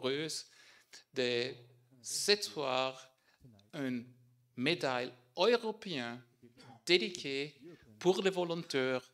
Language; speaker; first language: French; non-native, fluent; German